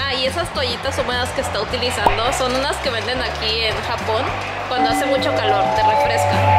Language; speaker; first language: Spanish; native; Spanish